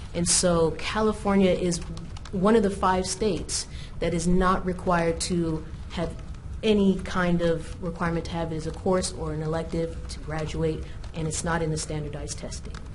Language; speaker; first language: English; native; English